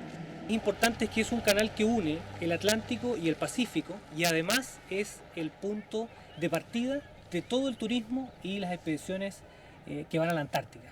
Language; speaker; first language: Spanish; native; Spanish